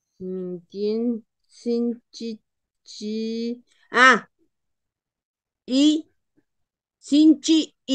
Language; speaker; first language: Chinese; non-native, learner; Spanish